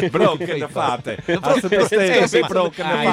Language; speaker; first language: German; native; German